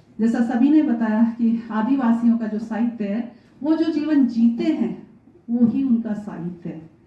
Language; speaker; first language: Hindi; non-native, local second language; Rajasthani